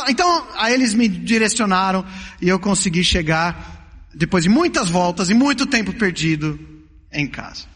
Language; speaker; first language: Portuguese; early bilingual, other home language; English